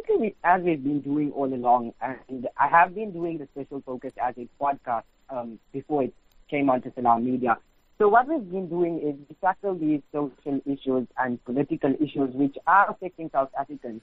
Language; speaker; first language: English; native; English